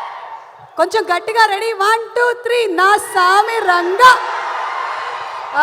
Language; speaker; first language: Telugu; native; Telugu